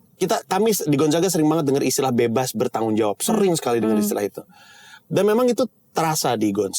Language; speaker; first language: Indonesian; native; Indonesian